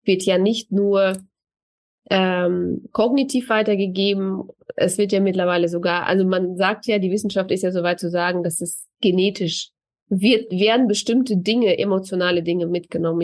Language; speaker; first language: German; early bilingual, other home language; Russian